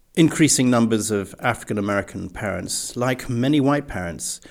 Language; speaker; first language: English; native; English